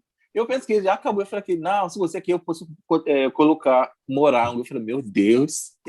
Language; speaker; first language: Portuguese; non-native, learner; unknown